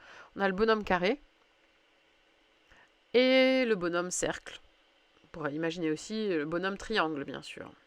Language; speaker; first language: French; native; French